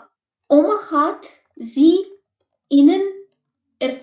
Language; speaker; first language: German; non-native, learner; Macedonian